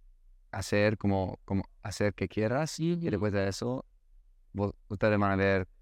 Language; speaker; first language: Spanish; non-native, learner; English